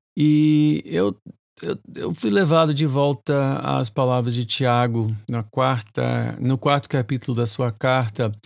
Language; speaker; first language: Portuguese; early bilingual, other home language; English